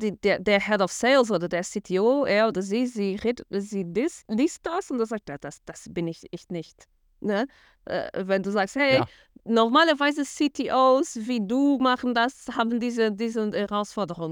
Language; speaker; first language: German; non-native, fluent; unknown